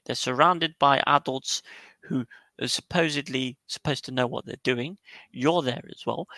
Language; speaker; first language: English; native; English